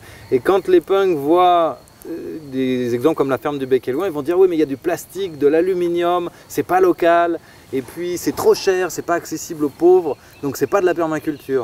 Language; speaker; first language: French; native; French